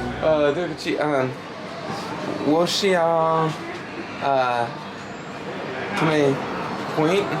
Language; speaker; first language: Chinese; non-native, learner; English